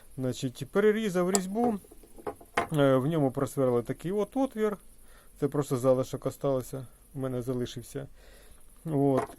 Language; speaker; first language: Ukrainian; non-native, local second language; Russian